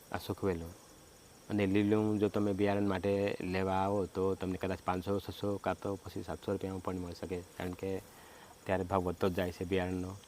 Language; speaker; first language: Gujarati; non-native, local second language; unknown